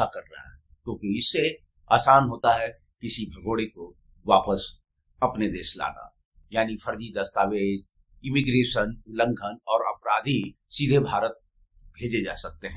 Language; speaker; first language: Hindi; native; Hindi